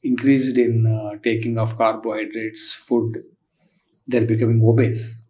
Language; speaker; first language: English; non-native, local second language; Telugu